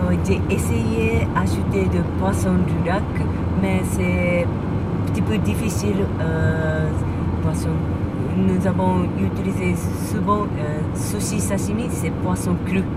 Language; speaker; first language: French; non-native, learner; Japanese